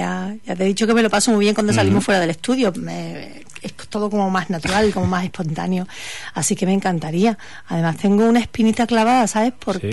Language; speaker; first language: Spanish; native; Spanish